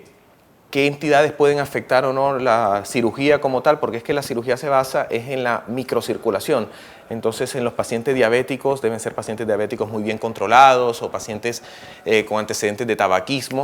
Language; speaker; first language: Spanish; native; Spanish